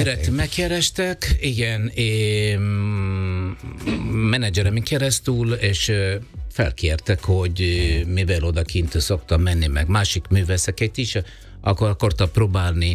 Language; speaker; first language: Hungarian; non-native, learner; Italian